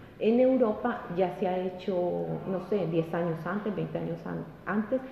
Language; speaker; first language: Spanish; native; Spanish